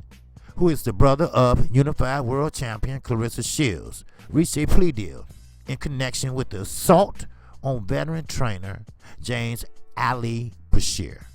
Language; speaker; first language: English; native; English